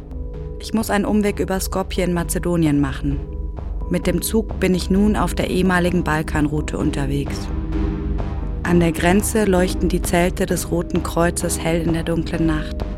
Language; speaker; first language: German; native; German